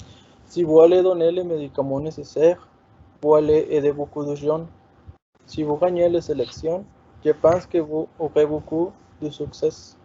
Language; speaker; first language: French; non-native, learner; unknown